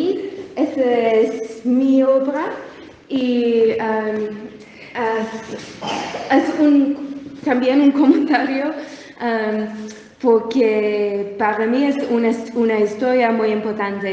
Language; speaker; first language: Spanish; non-native, learner; English